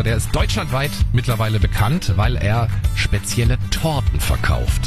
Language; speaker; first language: German; native; German